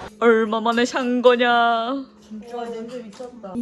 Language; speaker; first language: Korean; native; Korean